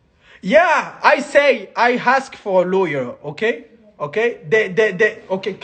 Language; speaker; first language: English; non-native, learner; French